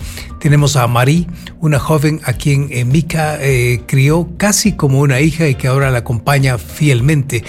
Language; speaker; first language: Spanish; native; Spanish